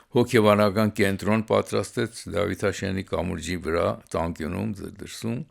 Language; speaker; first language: Armenian; early bilingual, heritage; Armenian